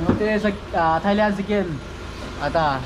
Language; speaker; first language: Hebrew; non-native, learner; Thai